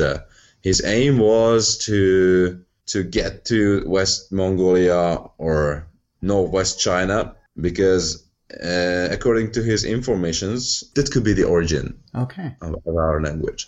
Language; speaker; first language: English; non-native, fluent; Hungarian